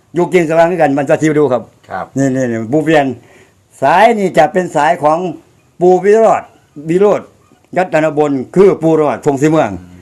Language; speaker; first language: Thai; native; Thai